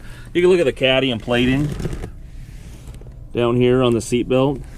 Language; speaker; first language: English; native; English